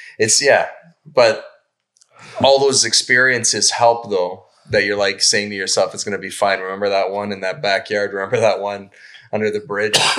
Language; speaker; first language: English; native; English